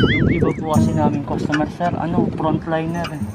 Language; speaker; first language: Filipino; native; Filipino